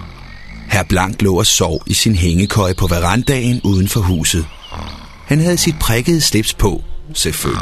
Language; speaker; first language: Danish; native; Danish